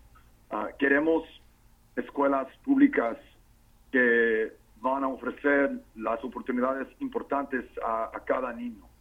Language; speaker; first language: Spanish; non-native, fluent; English